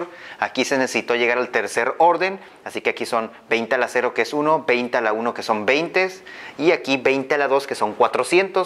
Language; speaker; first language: Spanish; native; Spanish